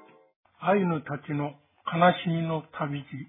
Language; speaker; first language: Japanese; native; Japanese